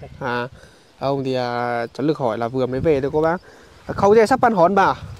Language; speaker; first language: Vietnamese; native; Vietnamese